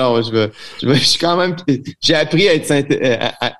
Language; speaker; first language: French; native; French